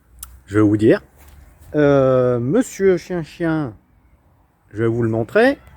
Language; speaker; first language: French; native; French